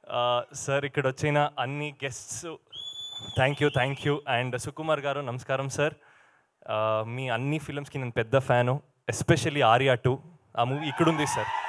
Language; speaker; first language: Telugu; non-native, learner; Kannada